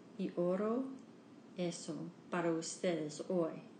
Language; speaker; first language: Spanish; non-native, learner; English